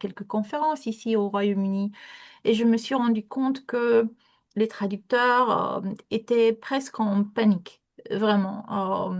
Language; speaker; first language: French; non-native, fluent; Romanian